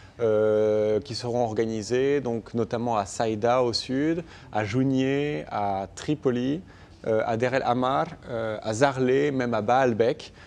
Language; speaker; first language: French; native; French